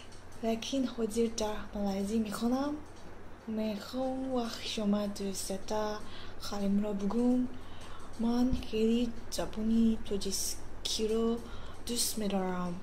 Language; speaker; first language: Persian; non-native, learner; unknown